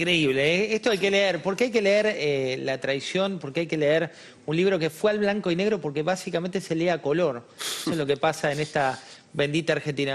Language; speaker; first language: Spanish; native; Spanish